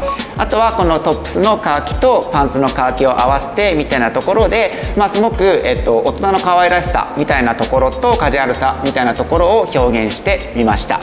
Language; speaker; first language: Japanese; native; Japanese